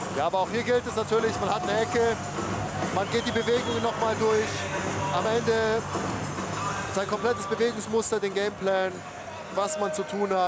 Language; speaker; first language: German; native; German